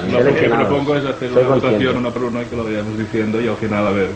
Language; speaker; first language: Spanish; native; Spanish